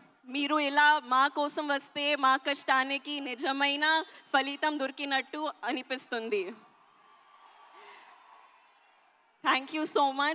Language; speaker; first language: Telugu; non-native, learner; Hindi